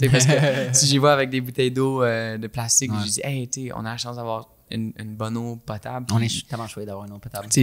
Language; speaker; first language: French; native; French